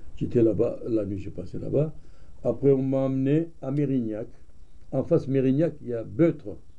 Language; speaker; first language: French; non-native, fluent; Armenian